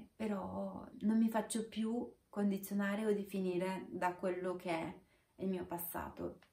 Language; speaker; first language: Italian; non-native, fluent; Romanian